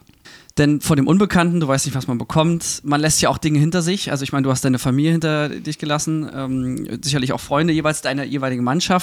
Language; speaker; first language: German; native; German